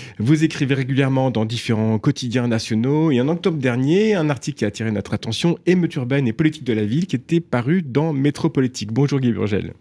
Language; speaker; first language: French; native; French